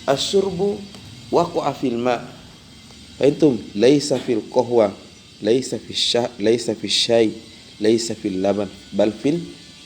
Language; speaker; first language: Arabic; non-native, fluent; Indonesian